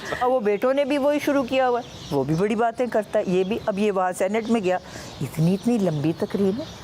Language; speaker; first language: Urdu; non-native, local second language; Punjabi